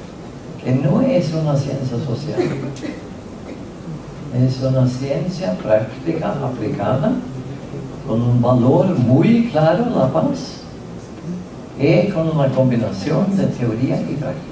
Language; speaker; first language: Spanish; non-native, fluent; Norwegian